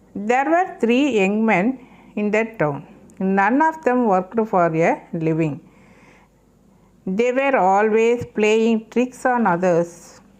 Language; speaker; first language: English; non-native, local second language; Tamil